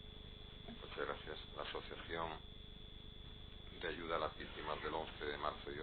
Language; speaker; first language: Spanish; native; Spanish